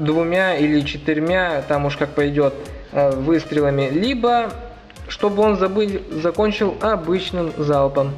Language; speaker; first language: Russian; native; Russian